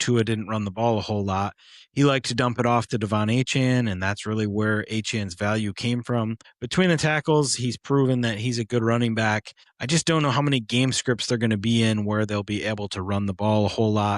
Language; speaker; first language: English; native; English